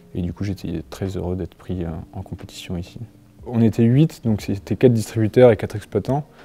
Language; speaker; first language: French; native; French